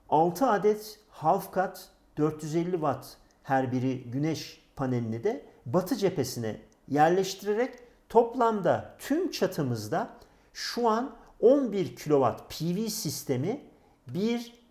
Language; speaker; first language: Turkish; native; Turkish